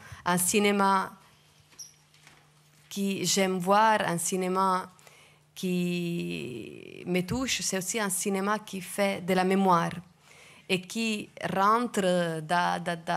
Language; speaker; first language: French; non-native, fluent; Italian